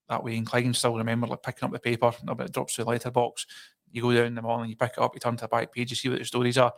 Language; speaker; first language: English; native; English